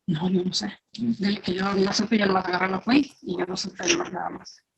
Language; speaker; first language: Spanish; native; Spanish